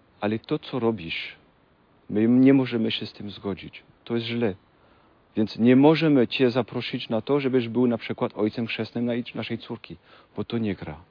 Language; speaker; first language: Polish; non-native, fluent; French